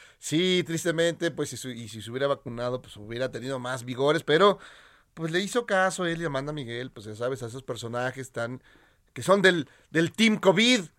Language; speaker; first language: Spanish; native; Spanish